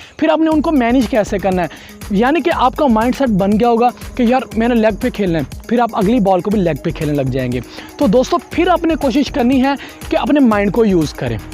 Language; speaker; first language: Urdu; non-native, local second language; Punjabi